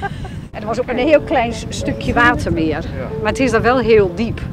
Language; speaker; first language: Dutch; native; Dutch